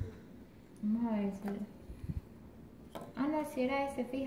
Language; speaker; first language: Spanish; native; Spanish